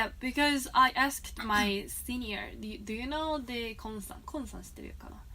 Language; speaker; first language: English; non-native, fluent; Japanese